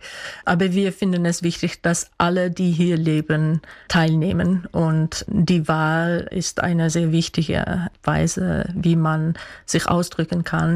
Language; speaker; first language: German; non-native, fluent; Dutch